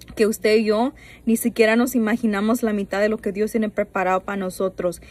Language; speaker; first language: Spanish; early bilingual, heritage; Spanish